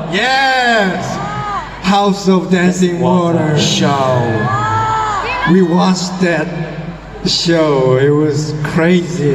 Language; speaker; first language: English; non-native, learner; Korean